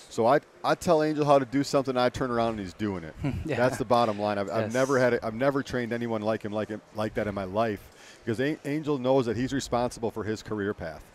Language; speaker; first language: English; native; English